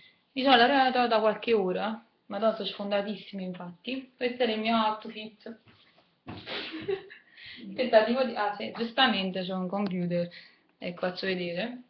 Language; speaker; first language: Italian; native; Italian